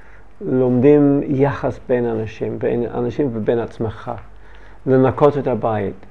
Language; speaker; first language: Hebrew; non-native, learner; English